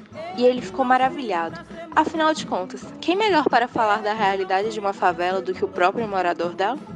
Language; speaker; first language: Portuguese; native; Portuguese